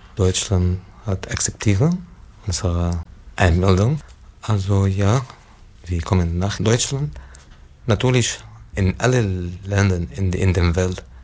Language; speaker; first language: German; non-native, learner; Arabic